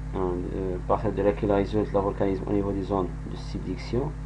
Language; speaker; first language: French; non-native, local second language; Arabic